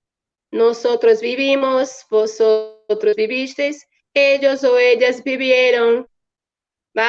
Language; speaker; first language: Spanish; non-native, fluent; Portuguese